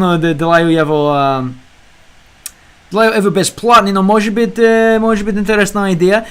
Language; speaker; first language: Russian; non-native, learner; English